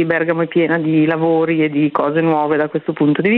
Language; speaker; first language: Italian; native; Italian